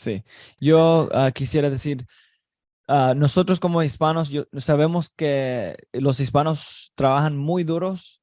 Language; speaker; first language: Spanish; early bilingual, heritage; Spanish